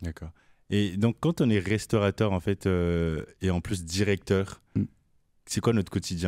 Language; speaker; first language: French; native; French